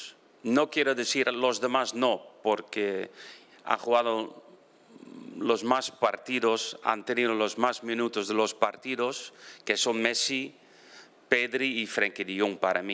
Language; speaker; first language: Spanish; non-native, fluent; Dutch